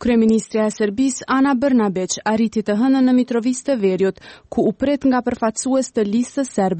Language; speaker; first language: Albanian; native; Albanian